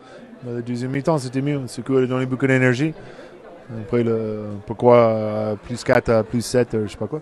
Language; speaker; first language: French; non-native, fluent; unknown